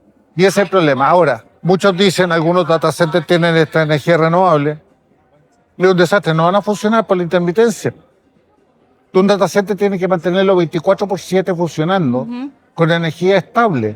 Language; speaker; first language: Spanish; native; Spanish